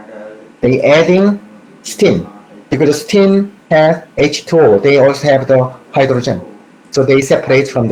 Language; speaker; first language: English; non-native, fluent; Korean